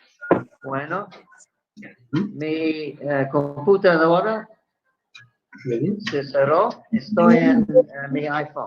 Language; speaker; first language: Spanish; non-native, fluent; English